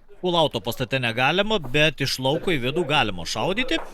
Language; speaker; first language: Lithuanian; native; Lithuanian